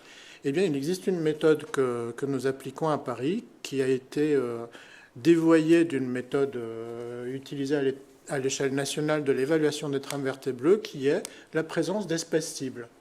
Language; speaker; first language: French; native; French